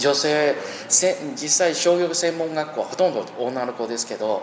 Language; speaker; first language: Japanese; non-native, fluent; Chinese